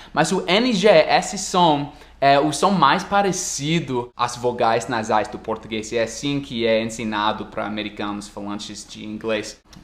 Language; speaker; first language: Portuguese; non-native, fluent; English